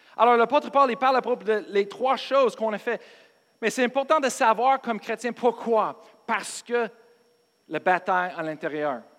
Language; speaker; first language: French; non-native, fluent; English